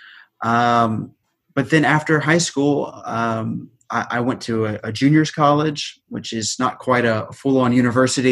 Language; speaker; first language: English; native; English